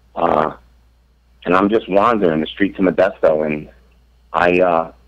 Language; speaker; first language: English; native; English